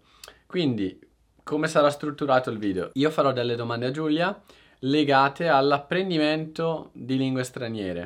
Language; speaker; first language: Italian; native; Italian